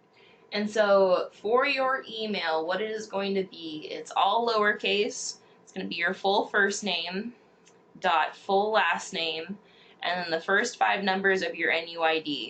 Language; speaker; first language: English; native; English